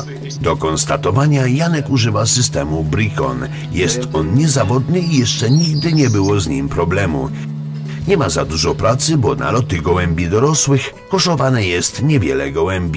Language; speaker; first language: Polish; native; Polish